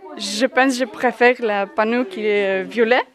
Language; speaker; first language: French; non-native, learner; Polish